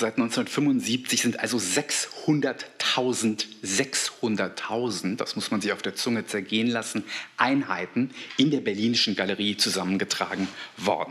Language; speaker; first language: German; native; German